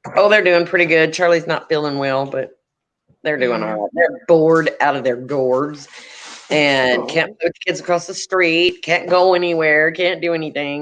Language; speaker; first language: English; native; English